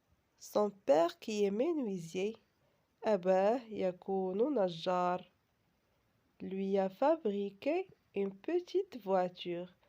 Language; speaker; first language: French; non-native, local second language; Arabic